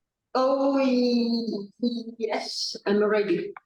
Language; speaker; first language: English; non-native, learner; Italian